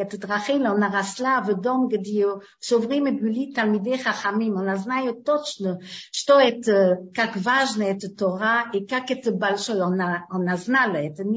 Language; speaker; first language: Russian; early bilingual, heritage; Hebrew